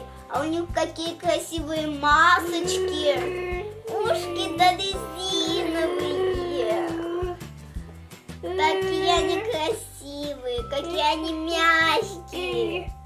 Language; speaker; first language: Russian; early bilingual, heritage; Russian